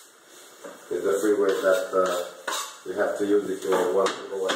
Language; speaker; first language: English; non-native, learner; Hungarian